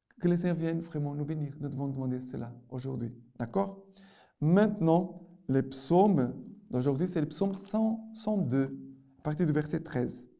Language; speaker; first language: French; non-native, fluent; Portuguese